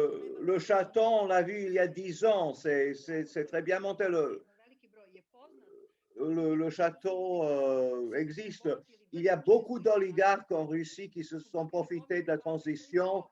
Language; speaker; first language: French; non-native, local second language; Serbian